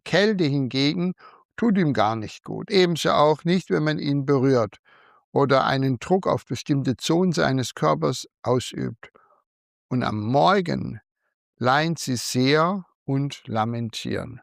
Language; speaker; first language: German; native; German